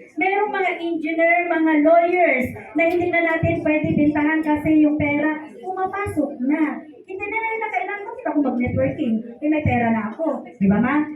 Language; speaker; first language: Filipino; non-native, local second language; Hiligaynon